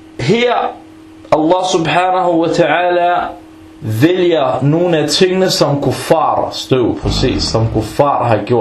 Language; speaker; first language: Danish; non-native, fluent; Arabic